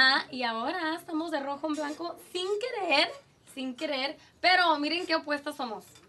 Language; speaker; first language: Spanish; early bilingual, heritage; Spanish